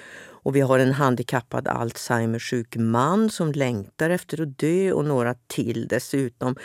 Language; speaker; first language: Swedish; native; Swedish